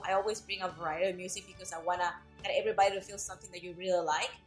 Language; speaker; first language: English; non-native, fluent; Spanish